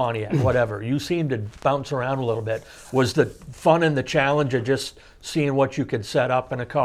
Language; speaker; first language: English; native; English